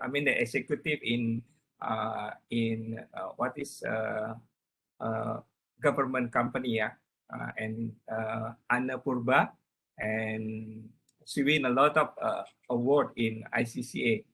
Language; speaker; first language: English; non-native, learner; Indonesian